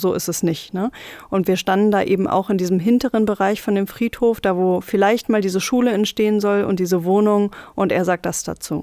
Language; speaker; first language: German; native; German